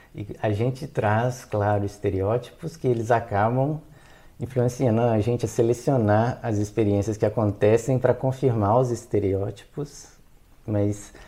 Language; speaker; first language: Portuguese; native; Portuguese